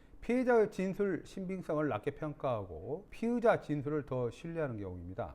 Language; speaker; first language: Korean; native; Korean